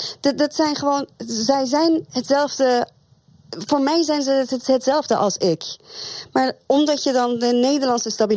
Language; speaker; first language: Dutch; non-native, fluent; Persian